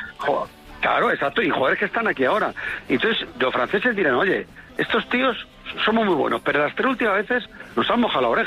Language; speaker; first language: Spanish; native; Spanish